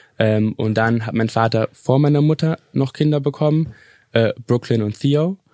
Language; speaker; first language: German; early bilingual, other home language; English